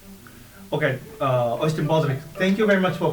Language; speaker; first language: English; non-native, learner; Japanese